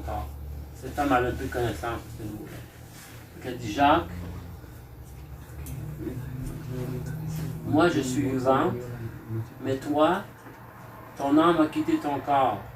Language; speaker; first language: French; native; French